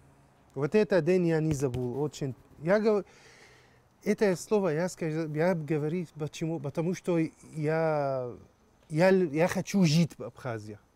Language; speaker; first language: Russian; non-native, learner; Arabic